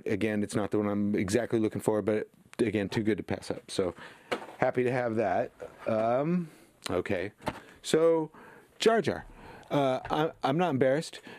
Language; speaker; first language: English; native; English